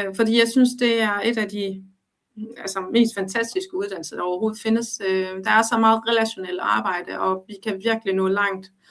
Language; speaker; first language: Danish; early bilingual, other home language; Arabic